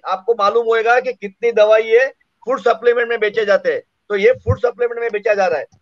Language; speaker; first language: Hindi; non-native, local second language; Marathi